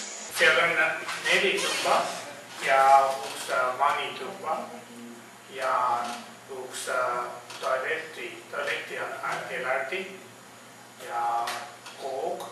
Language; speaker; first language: Estonian; non-native, learner; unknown